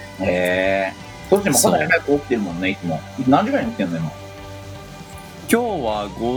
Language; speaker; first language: Japanese; native; Japanese